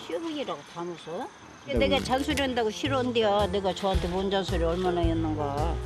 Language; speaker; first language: Korean; native; Korean